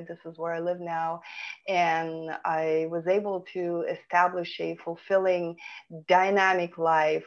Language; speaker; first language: English; non-native, fluent; Lithuanian